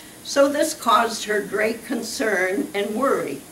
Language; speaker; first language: English; early bilingual, other home language; Ukrainian